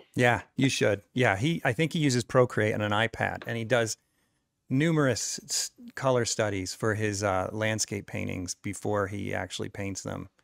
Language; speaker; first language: English; native; English